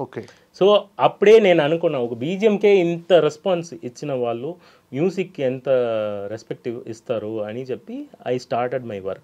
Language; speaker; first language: Telugu; non-native, local second language; Tamil